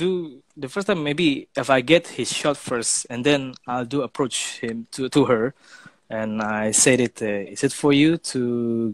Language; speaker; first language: English; non-native, fluent; Indonesian